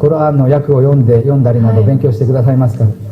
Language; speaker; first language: Japanese; native; Japanese